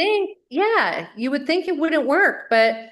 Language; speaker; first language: English; native; English